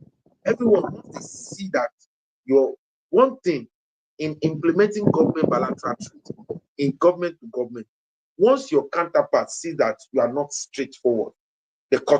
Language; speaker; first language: English; non-native, local second language; Yoruba